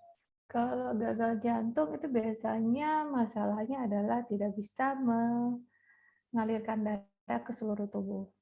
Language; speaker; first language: Indonesian; native; Indonesian